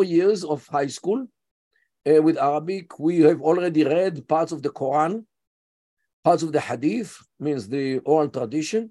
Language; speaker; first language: English; non-native, fluent; Yiddish